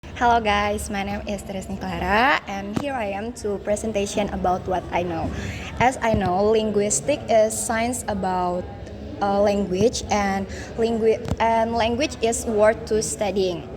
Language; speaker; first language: English; non-native, learner; Indonesian